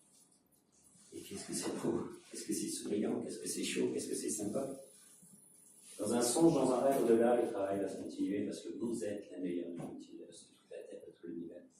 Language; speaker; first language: French; native; French